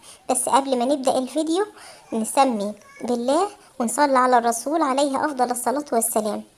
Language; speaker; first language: Arabic; native; Arabic